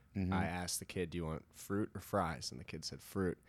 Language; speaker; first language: English; native; English